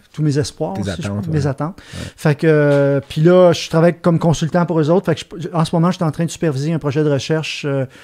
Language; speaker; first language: French; native; French